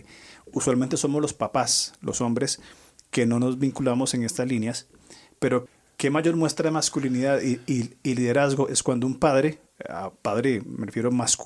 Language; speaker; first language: Spanish; native; Spanish